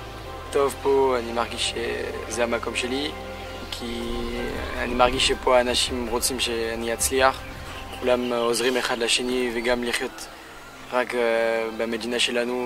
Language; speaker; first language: Hebrew; non-native, fluent; French